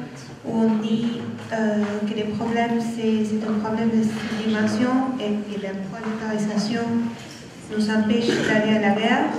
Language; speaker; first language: French; non-native, fluent; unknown